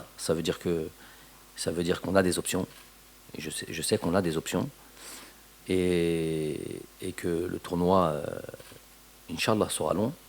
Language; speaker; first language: French; native; French